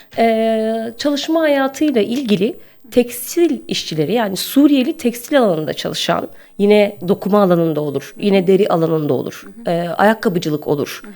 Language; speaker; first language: Turkish; native; Turkish